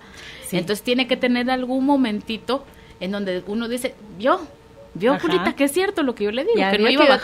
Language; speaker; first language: Spanish; native; Spanish